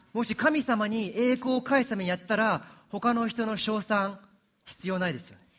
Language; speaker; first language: Japanese; early bilingual, other home language; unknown